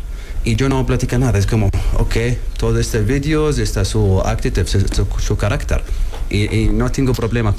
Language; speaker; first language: Spanish; non-native, learner; Arabic